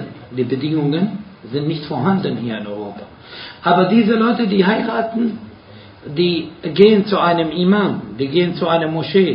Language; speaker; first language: German; non-native, fluent; Arabic